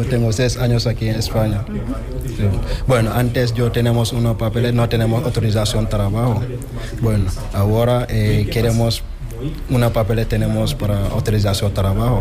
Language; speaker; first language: Spanish; non-native, learner; Wolof